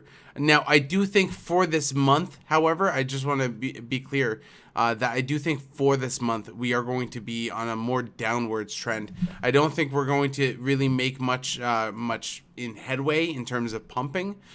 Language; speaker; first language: English; native; English